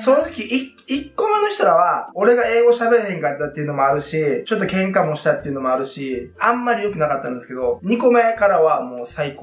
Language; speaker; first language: Japanese; native; Japanese